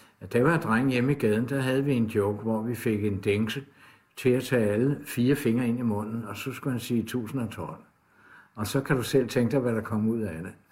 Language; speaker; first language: Danish; native; Danish